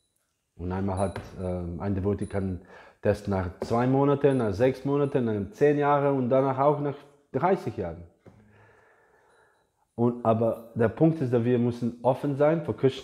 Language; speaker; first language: German; non-native, fluent; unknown